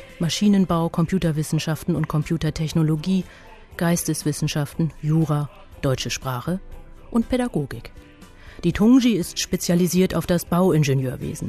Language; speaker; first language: German; native; German